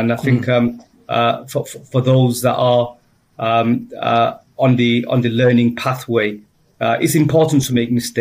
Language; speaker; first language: English; native; English